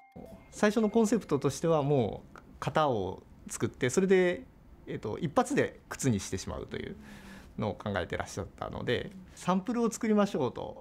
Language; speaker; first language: Japanese; native; Japanese